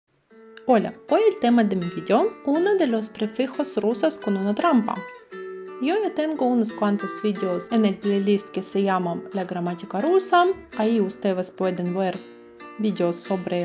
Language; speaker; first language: Spanish; non-native, fluent; Russian